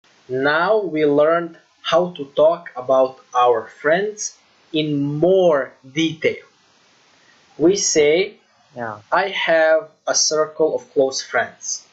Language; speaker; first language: English; non-native, fluent; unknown